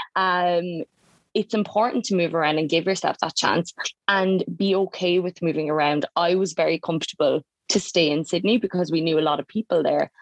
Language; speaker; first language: English; native; English